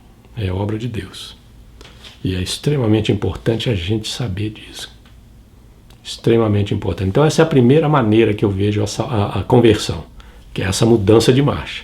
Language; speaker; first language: Portuguese; native; Portuguese